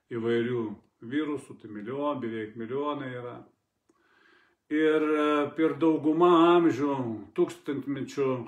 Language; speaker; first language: Lithuanian; non-native, fluent; Russian